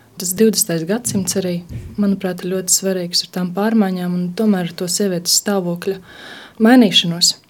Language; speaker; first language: Latvian; native; Latvian